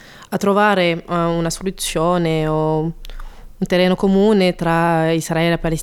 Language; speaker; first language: Italian; non-native, learner; French